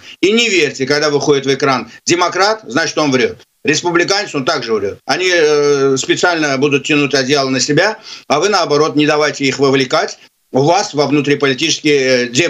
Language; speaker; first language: Russian; non-native, local second language; Azerbaijani